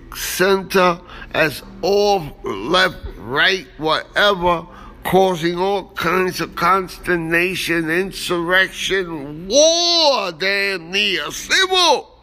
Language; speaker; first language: English; early bilingual, other home language; Spanish